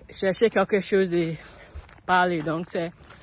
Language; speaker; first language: French; non-native, learner; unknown